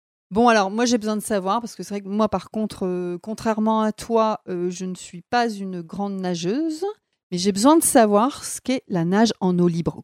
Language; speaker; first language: French; native; French